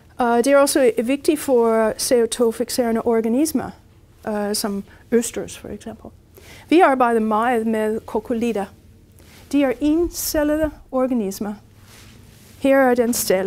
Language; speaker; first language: Danish; non-native, fluent; English